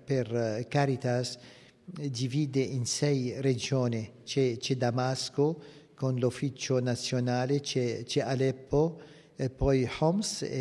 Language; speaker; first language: Italian; non-native, fluent; Arabic